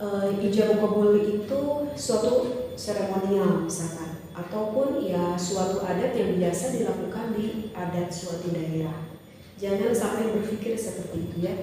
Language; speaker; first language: Indonesian; native; Indonesian